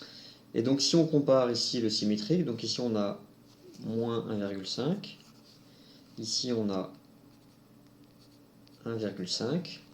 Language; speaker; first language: French; native; French